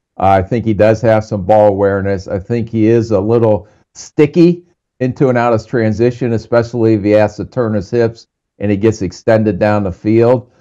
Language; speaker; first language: English; native; English